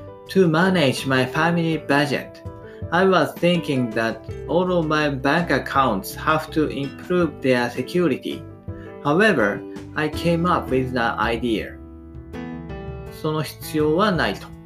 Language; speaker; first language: English; non-native, learner; Japanese